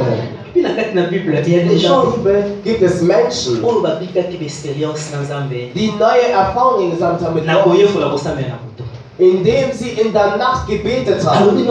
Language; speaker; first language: German; non-native, learner; French